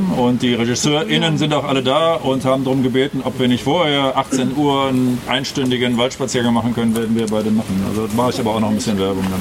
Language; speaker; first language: German; native; German